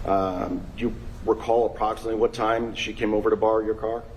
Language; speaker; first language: English; native; English